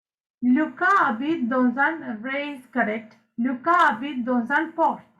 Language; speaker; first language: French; non-native, fluent; Sinhala